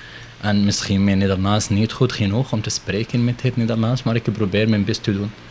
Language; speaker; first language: Dutch; non-native, learner; Arabic